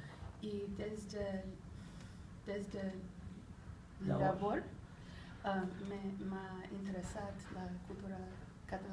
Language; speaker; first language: Catalan; non-native, learner; English